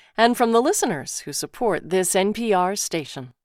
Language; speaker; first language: English; non-native, fluent; Ukrainian